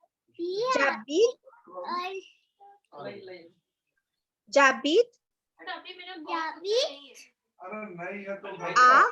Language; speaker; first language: French; non-native, fluent; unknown